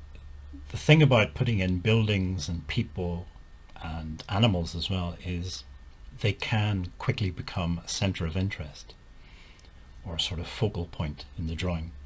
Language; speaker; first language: English; native; English